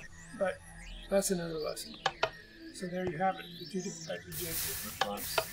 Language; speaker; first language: English; native; English